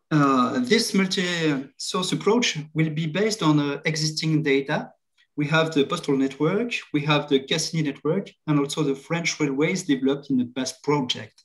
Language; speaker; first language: English; non-native, fluent; French